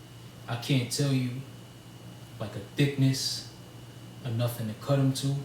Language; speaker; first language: English; native; English